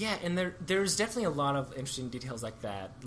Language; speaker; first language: English; native; English